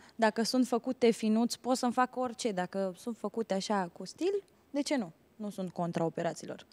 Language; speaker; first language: Romanian; native; Romanian